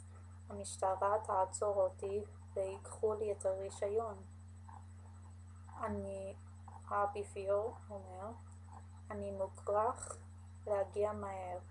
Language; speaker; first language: Hebrew; non-native, learner; English